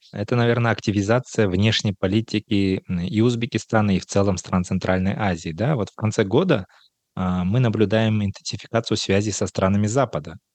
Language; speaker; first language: Russian; non-native, local second language; Kazakh